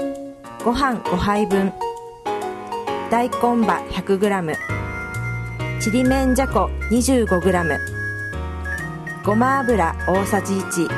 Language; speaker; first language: Japanese; native; Japanese